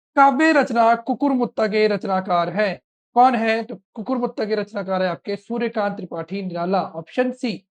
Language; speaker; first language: Hindi; native; Hindi